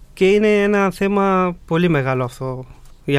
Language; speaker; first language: Greek; early bilingual, other home language; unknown